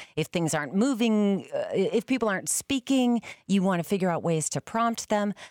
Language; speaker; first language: English; native; English